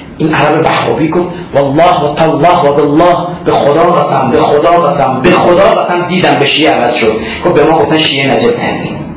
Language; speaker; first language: Persian; non-native, local second language; Azerbaijani